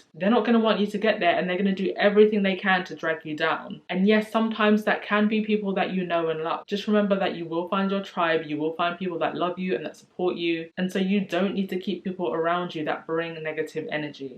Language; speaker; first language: English; native; English